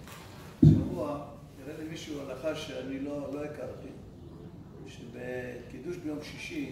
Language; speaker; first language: Hebrew; native; Hebrew